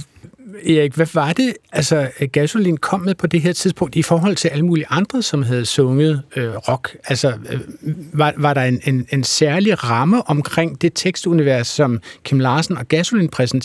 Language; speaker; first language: Danish; native; Danish